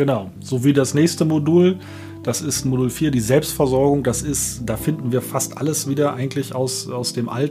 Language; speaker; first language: German; native; German